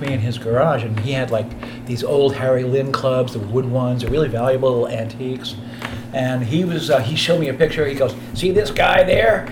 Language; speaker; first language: English; native; English